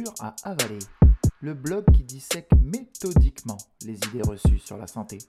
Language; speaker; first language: French; native; French